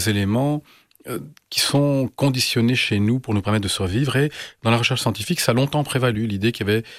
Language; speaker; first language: French; native; French